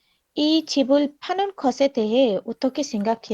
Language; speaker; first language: Korean; non-native, learner; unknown